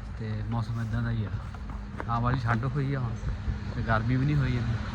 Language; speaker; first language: Punjabi; native; Punjabi